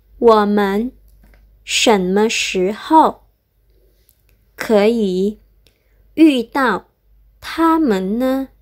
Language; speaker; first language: Chinese; non-native, fluent; Indonesian